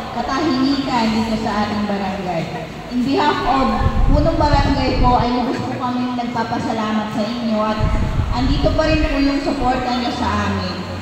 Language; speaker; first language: Filipino; native; Filipino